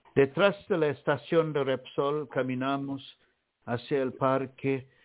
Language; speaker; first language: Spanish; non-native, fluent; English